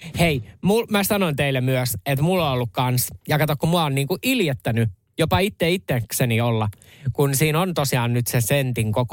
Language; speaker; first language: Finnish; native; Finnish